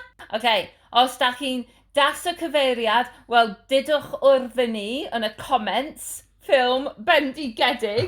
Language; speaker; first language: Welsh; non-native, learner; English